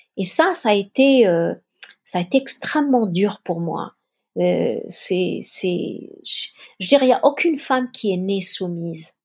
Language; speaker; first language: French; non-native, local second language; Kabyle